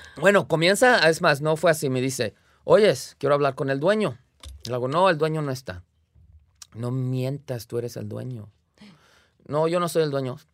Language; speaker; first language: Spanish; early bilingual, heritage; Spanish